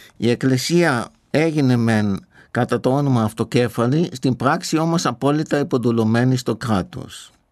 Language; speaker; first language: Greek; non-native, fluent; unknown